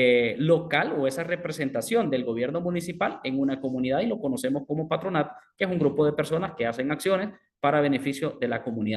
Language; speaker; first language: Spanish; native; Spanish